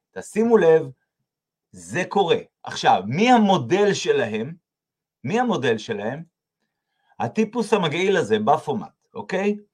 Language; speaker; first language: Hebrew; native; Hebrew